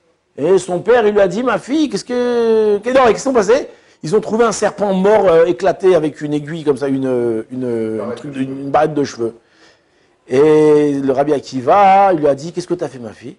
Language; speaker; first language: French; native; French